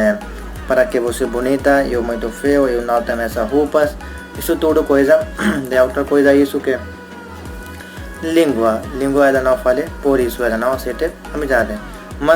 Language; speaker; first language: Portuguese; non-native, learner; Hindi